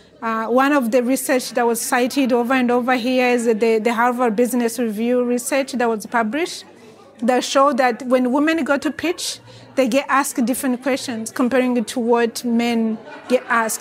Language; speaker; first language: English; non-native, fluent; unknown